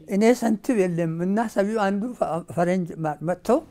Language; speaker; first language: Amharic; non-native, local second language; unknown